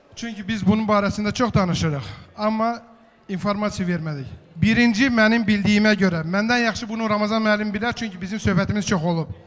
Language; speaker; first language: Azerbaijani; non-native, local second language; Avaric